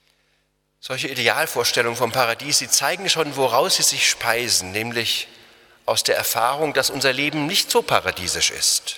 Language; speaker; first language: German; native; German